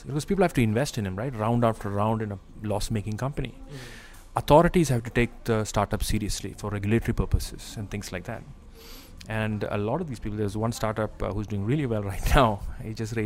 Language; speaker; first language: English; non-native, local second language; Malayalam